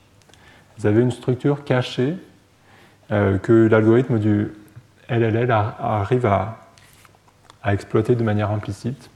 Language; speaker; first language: French; native; French